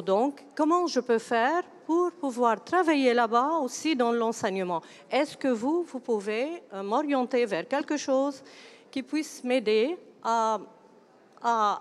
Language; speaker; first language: French; early bilingual, other home language; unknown